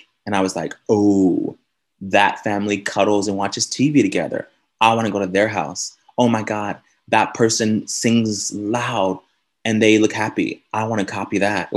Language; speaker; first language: English; native; English